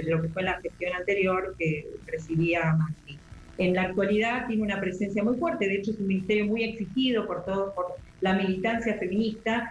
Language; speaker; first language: Spanish; native; Spanish